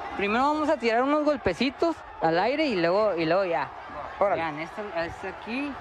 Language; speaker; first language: Spanish; native; Spanish